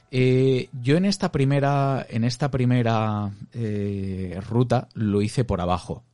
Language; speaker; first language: Spanish; native; Spanish